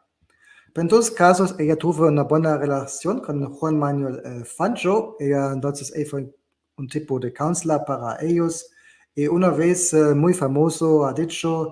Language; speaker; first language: Spanish; non-native, fluent; German